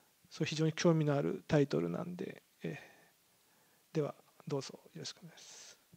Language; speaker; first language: Japanese; native; Japanese